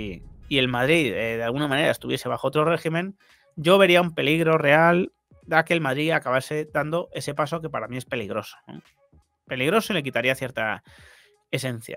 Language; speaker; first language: Spanish; native; Spanish